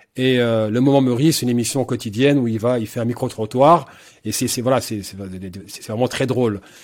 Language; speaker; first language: French; native; French